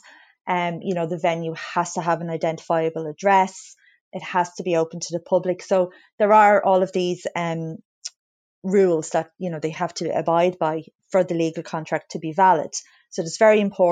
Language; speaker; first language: English; native; English